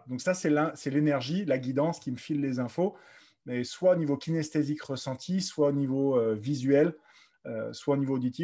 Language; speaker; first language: French; native; French